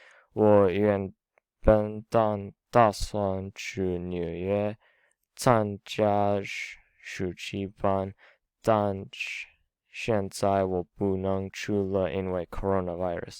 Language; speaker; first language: Chinese; non-native, learner; English